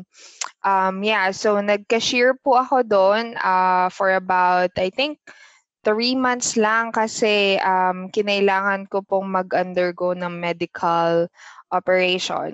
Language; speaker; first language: English; non-native, local second language; Filipino